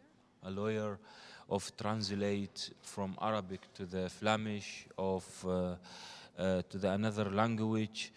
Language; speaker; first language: English; non-native, learner; Arabic